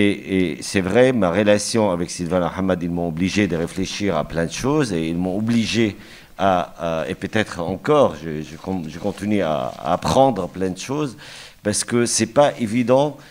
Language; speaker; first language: French; non-native, fluent; Arabic